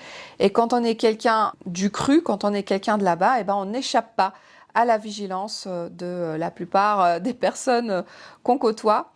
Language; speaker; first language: French; native; French